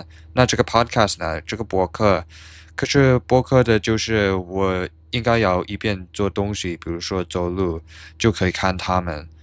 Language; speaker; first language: Chinese; non-native, learner; English